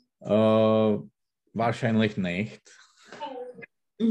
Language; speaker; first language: German; non-native, learner; Czech